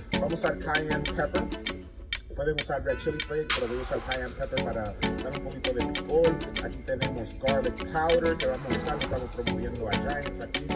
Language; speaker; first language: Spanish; early bilingual, heritage; Spanish